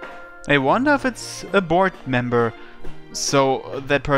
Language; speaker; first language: English; native; English